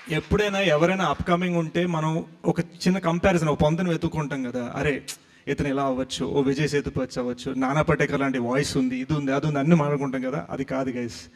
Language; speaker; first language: Telugu; native; Telugu